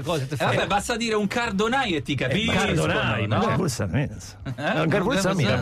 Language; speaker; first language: Italian; native; Italian